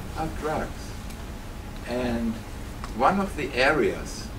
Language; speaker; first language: English; non-native, fluent; German